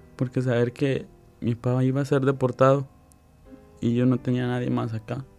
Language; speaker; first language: Spanish; native; Spanish